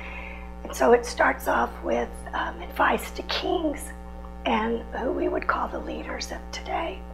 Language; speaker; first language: English; native; English